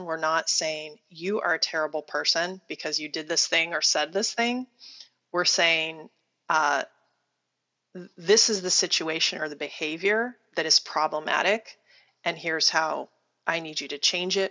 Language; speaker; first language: English; native; English